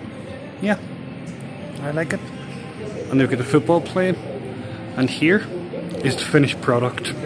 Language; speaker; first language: English; native; English